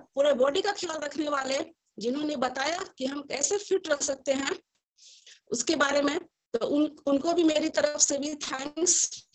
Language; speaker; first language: Hindi; native; Hindi